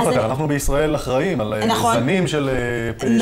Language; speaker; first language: Hebrew; native; Hebrew